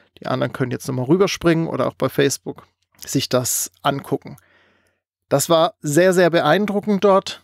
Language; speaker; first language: German; native; German